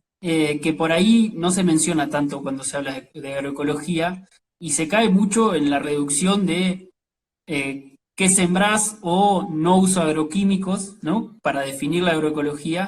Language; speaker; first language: Spanish; native; Spanish